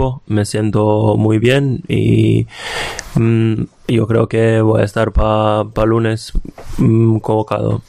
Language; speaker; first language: Spanish; non-native, fluent; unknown